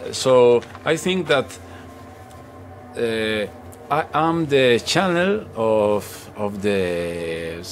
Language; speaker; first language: English; non-native, learner; Spanish